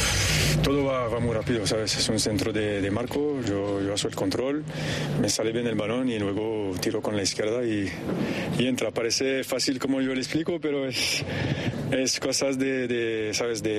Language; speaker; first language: Spanish; non-native, fluent; French